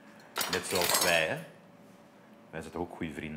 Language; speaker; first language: Dutch; native; Dutch